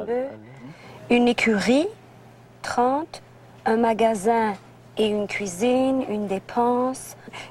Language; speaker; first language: French; native; French